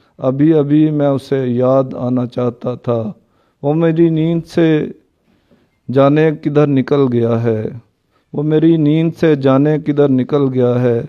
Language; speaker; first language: Urdu; non-native, local second language; Punjabi